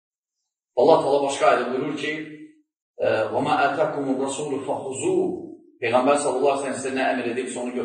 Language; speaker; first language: Turkish; non-native, learner; Azerbaijani